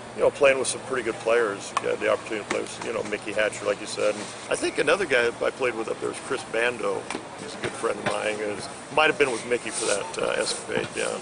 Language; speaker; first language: English; native; English